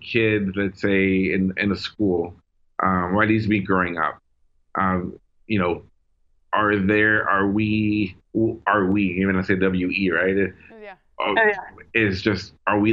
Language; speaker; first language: English; early bilingual, other home language; Spanish